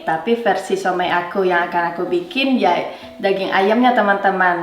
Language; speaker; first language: Indonesian; native; Indonesian